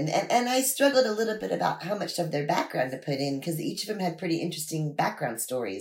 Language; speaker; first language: English; native; English